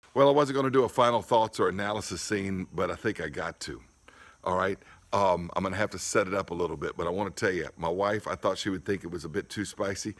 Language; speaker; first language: English; native; English